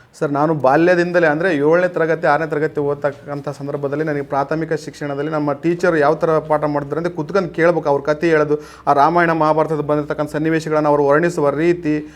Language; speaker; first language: Kannada; native; Kannada